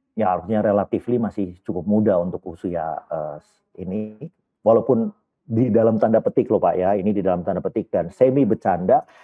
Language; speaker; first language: Indonesian; native; Indonesian